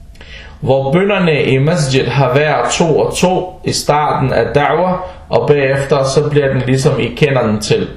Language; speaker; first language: Danish; non-native, fluent; Arabic